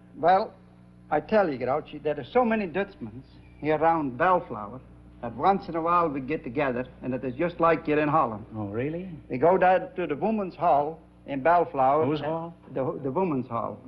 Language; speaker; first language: English; non-native, fluent; Dutch